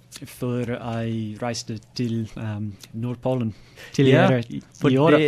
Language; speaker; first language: Norwegian; non-native, learner; English